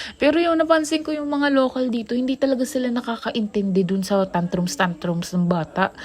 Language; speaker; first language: Filipino; native; Filipino